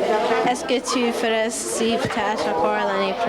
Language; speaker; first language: French; non-native, local second language; English